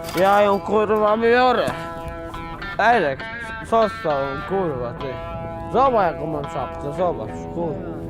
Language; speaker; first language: Polish; native; Polish